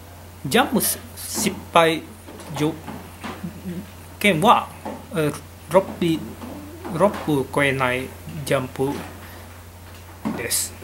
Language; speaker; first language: Japanese; non-native, learner; Indonesian